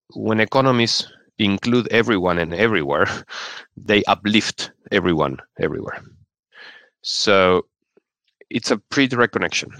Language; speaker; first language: English; non-native, fluent; Spanish